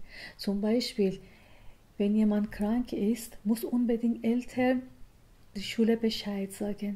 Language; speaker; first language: German; non-native, learner; Persian